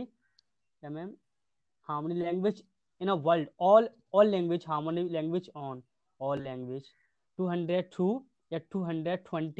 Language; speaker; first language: English; non-native, learner; Hindi